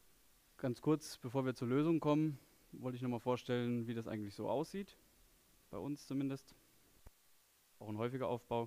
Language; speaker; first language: German; native; German